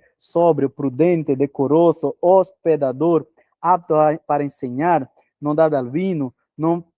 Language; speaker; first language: Spanish; non-native, fluent; Portuguese